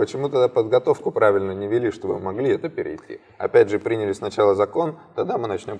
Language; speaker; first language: Russian; native; Russian